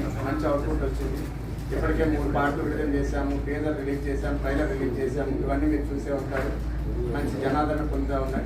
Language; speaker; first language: Telugu; native; Telugu